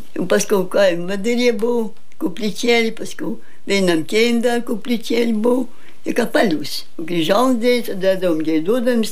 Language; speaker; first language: Lithuanian; native; Lithuanian